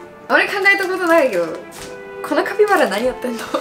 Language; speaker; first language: Japanese; non-native, fluent; English